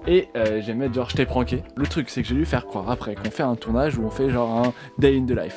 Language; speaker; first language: French; native; French